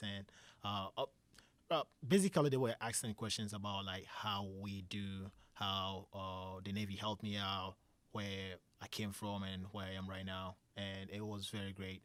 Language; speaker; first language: English; non-native, local second language; Akan